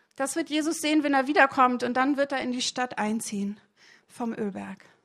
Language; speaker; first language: German; native; German